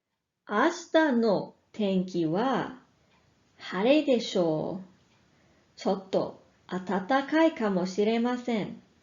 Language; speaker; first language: Japanese; non-native, fluent; English